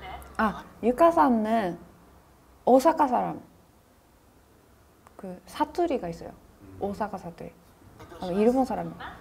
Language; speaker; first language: Korean; non-native, fluent; Japanese